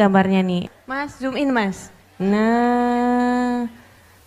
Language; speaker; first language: Indonesian; native; Indonesian